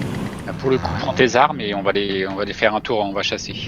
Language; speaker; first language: French; native; French